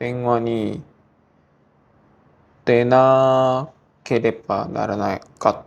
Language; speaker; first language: Japanese; non-native, learner; Korean